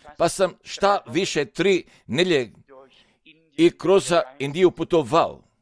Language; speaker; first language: Serbian; non-native, fluent; German